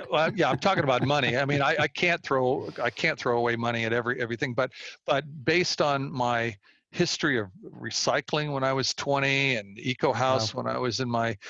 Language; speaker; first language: English; native; English